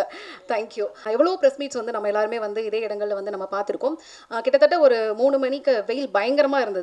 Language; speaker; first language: Tamil; native; Tamil